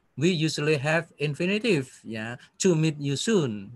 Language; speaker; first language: English; non-native, fluent; Indonesian